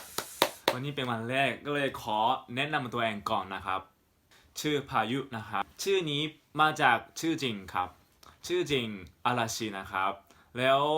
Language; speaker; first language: Thai; non-native, fluent; Japanese